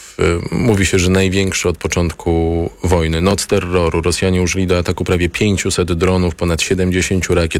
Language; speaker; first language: Polish; native; Polish